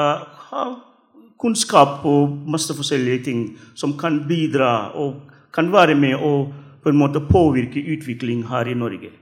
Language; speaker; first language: Norwegian; non-native, fluent; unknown